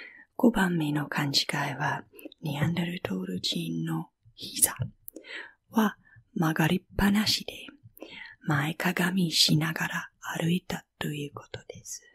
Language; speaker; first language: Japanese; non-native, fluent; English